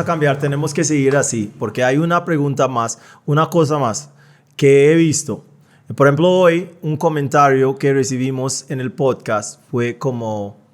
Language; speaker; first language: Spanish; non-native, fluent; English